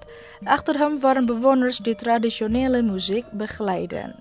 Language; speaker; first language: Dutch; non-native, fluent; Indonesian